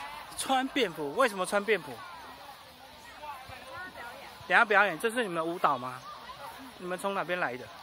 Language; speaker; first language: Chinese; native; Chinese